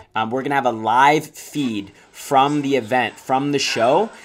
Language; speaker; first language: English; native; English